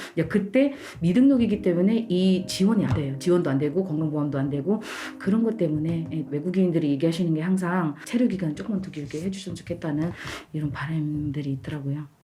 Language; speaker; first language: Korean; non-native, fluent; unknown